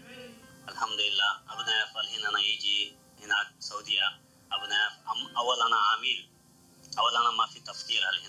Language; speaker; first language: Arabic; non-native, learner; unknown